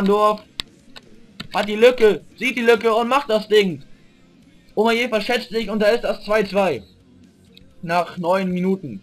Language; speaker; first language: German; native; German